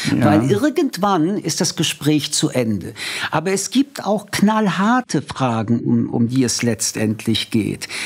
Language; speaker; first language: German; early bilingual, other home language; French